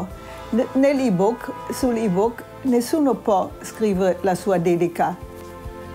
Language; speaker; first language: Italian; non-native, fluent; German